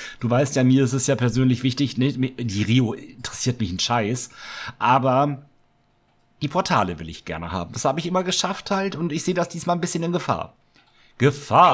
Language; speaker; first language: German; native; German